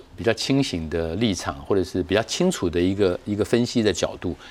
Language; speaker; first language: Chinese; native; Chinese